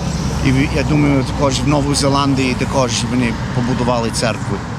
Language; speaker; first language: Ukrainian; early bilingual, heritage; Ukrainian